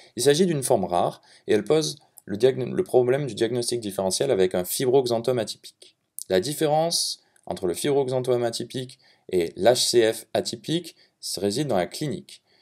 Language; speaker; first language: French; native; French